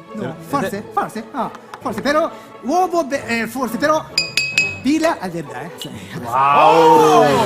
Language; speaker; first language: Spanish; non-native, learner; Japanese